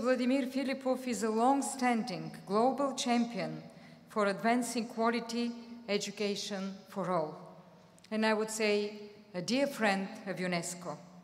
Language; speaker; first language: English; non-native, fluent; Bulgarian